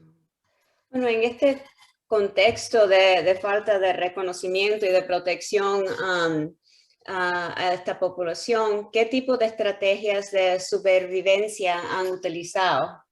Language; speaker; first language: Spanish; early bilingual, heritage; Spanish